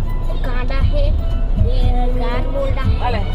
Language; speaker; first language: Hindi; non-native, local second language; Gujarati